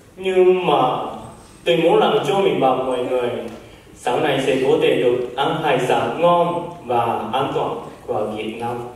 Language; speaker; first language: Vietnamese; non-native, learner; Japanese